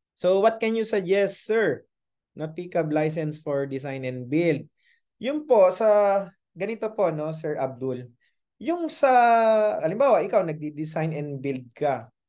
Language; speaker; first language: Filipino; non-native, local second language; Iloko